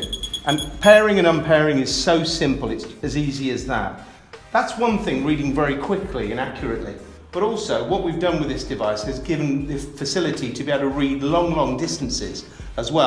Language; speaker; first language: English; native; English